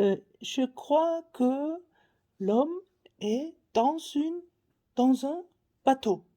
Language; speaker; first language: French; non-native, learner; Faroese